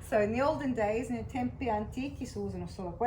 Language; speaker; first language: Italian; non-native, fluent; English